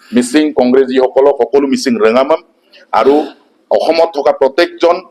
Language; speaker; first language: Assamese; non-native, local second language; Mising